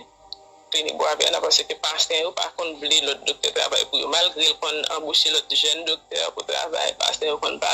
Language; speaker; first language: Haitian Creole; native; Haitian Creole